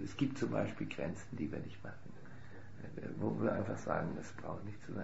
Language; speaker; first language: German; native; German